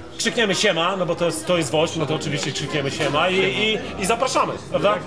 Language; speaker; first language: Polish; native; Polish